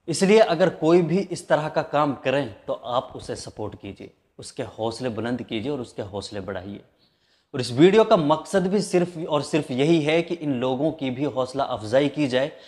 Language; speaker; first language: Hindi; native; Hindi